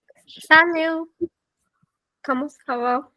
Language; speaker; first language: French; non-native, learner; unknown